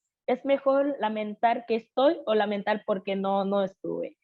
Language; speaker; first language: Spanish; non-native, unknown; Haitian Creole